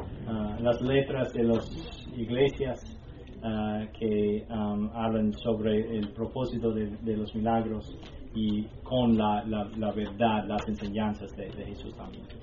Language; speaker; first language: Spanish; non-native, learner; English